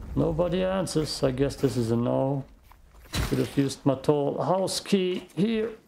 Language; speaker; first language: English; non-native, fluent; German